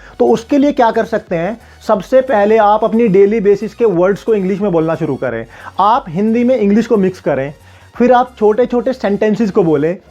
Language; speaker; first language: Hindi; native; Hindi